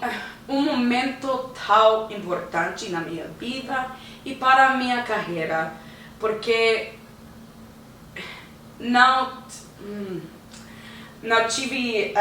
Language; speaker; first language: Portuguese; non-native, learner; English